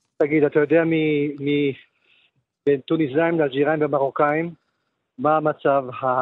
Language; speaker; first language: Hebrew; early bilingual, other home language; Arabic